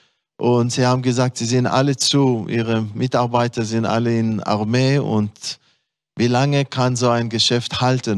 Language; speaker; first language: German; non-native, fluent; Hebrew